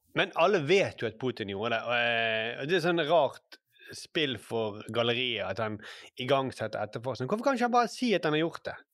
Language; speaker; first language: Norwegian; native; Norwegian